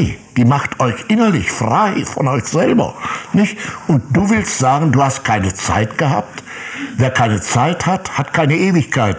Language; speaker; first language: German; native; German